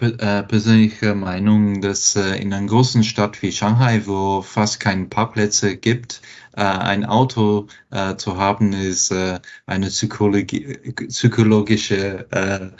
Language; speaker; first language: German; non-native, fluent; English